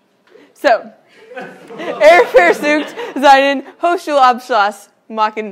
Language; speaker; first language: German; non-native, learner; English